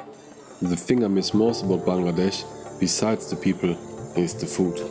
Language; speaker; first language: English; non-native, fluent; German